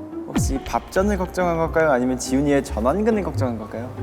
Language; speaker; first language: Korean; native; Korean